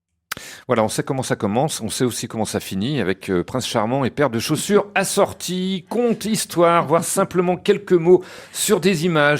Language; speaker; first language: French; native; French